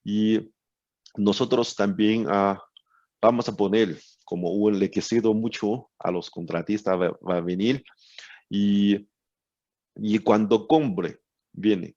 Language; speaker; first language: Spanish; non-native, learner; Chinese